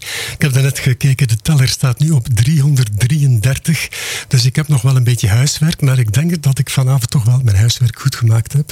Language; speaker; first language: Dutch; native; Dutch